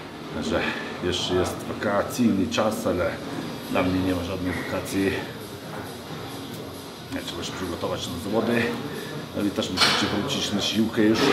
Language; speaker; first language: Polish; non-native, fluent; Lithuanian